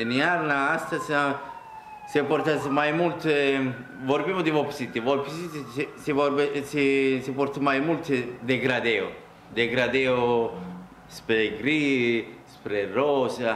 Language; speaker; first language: Romanian; non-native, learner; Italian